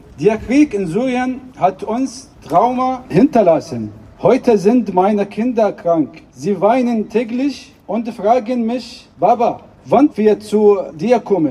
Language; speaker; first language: German; non-native, learner; Arabic